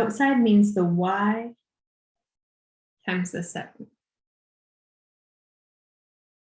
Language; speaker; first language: English; native; English